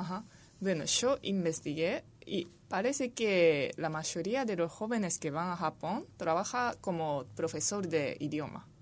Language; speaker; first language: Spanish; non-native, fluent; Japanese